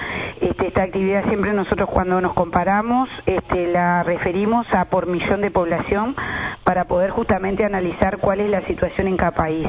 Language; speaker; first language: Spanish; native; Spanish